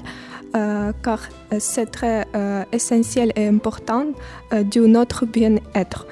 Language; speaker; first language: French; non-native, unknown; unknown